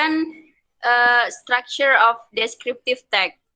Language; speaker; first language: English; non-native, learner; Indonesian